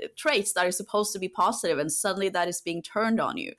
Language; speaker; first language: English; non-native, fluent; Norwegian